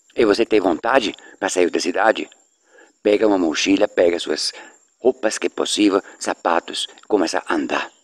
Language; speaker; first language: Portuguese; non-native, fluent; Swiss German